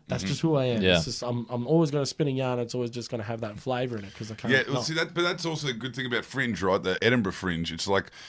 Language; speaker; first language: English; native; English